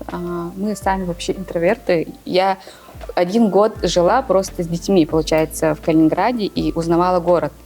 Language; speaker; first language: Russian; non-native, local second language; Yakut